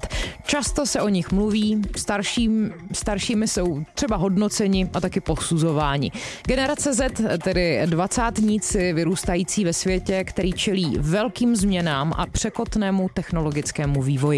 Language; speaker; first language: Czech; native; Czech